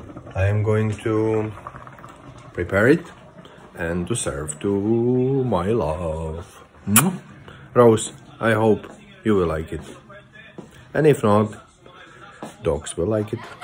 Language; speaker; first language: English; non-native, fluent; Czech